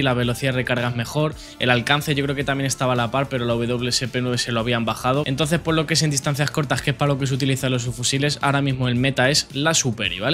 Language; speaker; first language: Spanish; native; Spanish